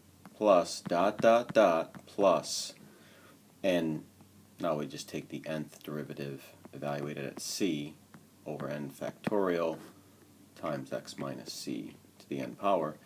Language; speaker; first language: English; native; English